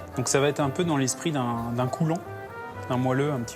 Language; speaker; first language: French; native; French